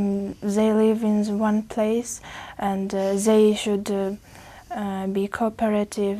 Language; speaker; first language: English; non-native, learner; Uzbek